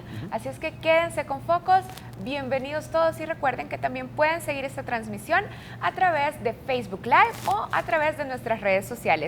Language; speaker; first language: Spanish; native; Spanish